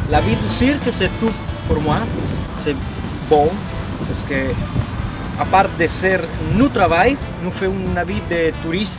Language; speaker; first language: French; non-native, learner; Spanish